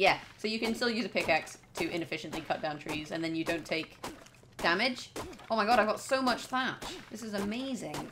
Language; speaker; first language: English; native; English